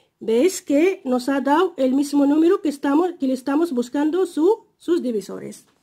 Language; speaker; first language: Spanish; non-native, fluent; Arabic